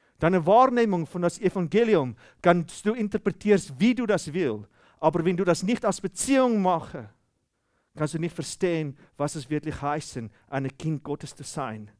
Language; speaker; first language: German; non-native, fluent; Afrikaans